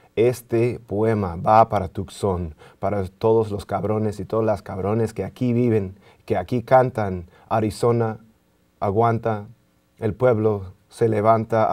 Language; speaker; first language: Spanish; non-native, fluent; English